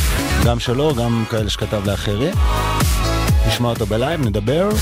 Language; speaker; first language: Hebrew; native; Hebrew